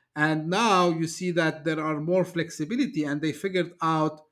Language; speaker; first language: English; non-native, fluent; Turkish